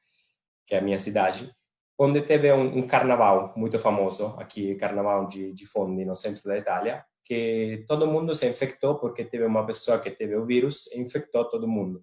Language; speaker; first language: Portuguese; non-native, fluent; Italian